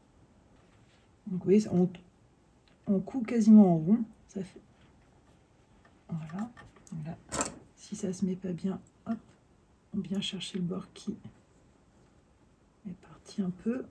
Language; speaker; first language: French; native; French